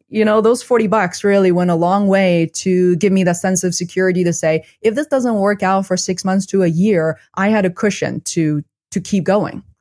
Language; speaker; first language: English; non-native, fluent; Chinese